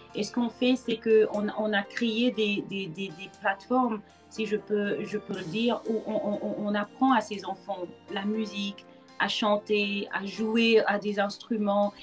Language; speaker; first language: French; non-native, local second language; Lingala